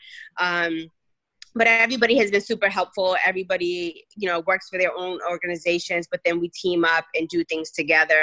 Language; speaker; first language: English; early bilingual, other home language; Kabuverdianu